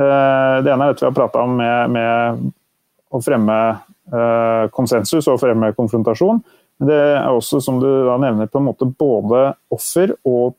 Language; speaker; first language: Norwegian; native; Norwegian